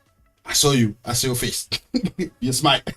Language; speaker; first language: English; non-native, learner; French